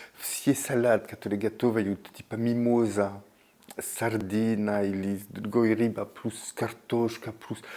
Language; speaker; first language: Russian; non-native, learner; French